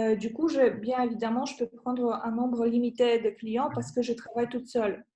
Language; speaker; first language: French; non-native, fluent; Polish